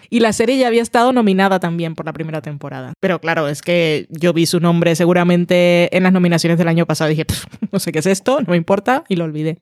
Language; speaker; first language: Spanish; native; Spanish